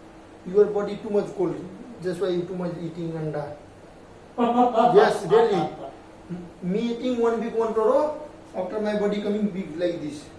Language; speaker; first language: English; non-native, learner; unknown